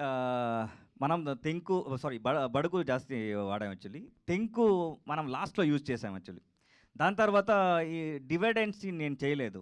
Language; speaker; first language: Telugu; non-native, learner; Kannada